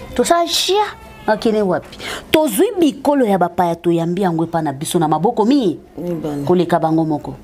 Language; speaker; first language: Lingala; non-native, local second language; Swahili